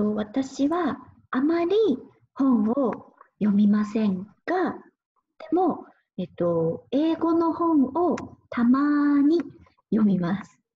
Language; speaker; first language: Japanese; native; Japanese